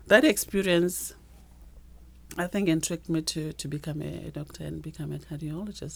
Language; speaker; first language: English; non-native, local second language; Northern Sotho